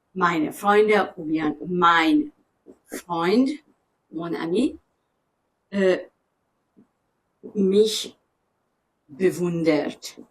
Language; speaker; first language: German; non-native, fluent; French